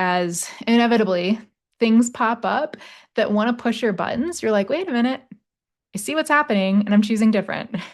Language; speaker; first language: English; native; English